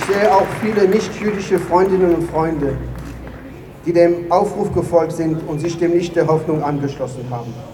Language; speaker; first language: German; non-native, fluent; Hebrew